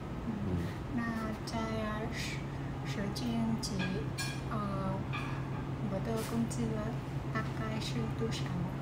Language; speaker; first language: Chinese; non-native, learner; Vietnamese